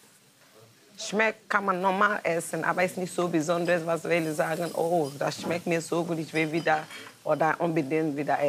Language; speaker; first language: German; non-native, learner; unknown